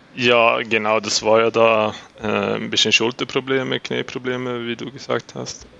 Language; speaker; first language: German; non-native, learner; Swedish